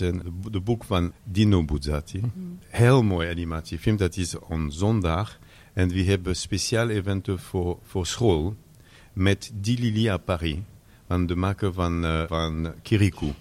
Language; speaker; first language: Dutch; non-native, learner; French